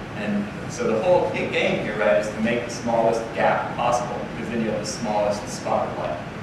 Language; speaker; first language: English; native; English